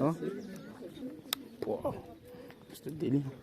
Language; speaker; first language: French; native; French